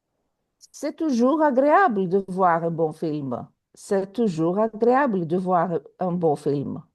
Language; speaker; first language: French; non-native, fluent; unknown